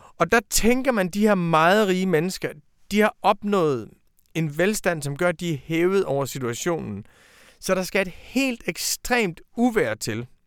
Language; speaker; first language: Danish; native; Danish